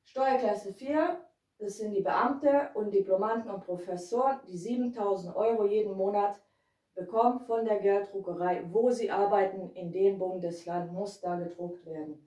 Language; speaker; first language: German; non-native, fluent; Hungarian